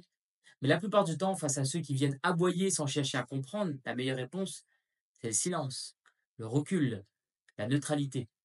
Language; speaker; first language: French; native; French